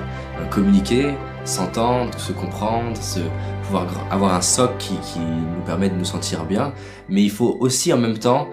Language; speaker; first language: French; native; French